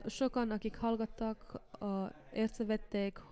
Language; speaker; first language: Hungarian; non-native, fluent; Finnish